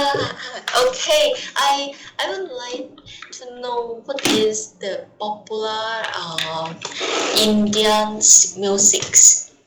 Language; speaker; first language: English; non-native, learner; Thai